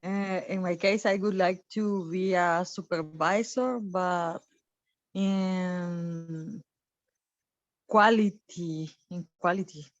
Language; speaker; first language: English; non-native, learner; Spanish